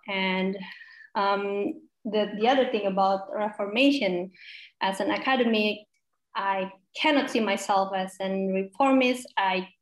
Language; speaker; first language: English; non-native, fluent; Indonesian